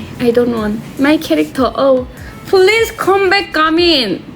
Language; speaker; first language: English; non-native, learner; Korean